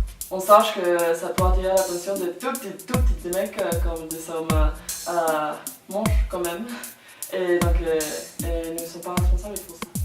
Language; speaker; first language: French; non-native, learner; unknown